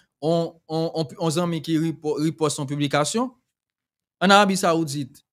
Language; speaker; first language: French; non-native, local second language; Haitian Creole